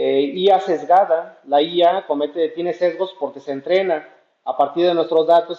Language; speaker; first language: Spanish; native; Spanish